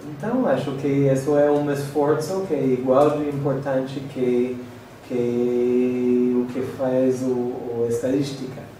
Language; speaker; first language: Portuguese; non-native, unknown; English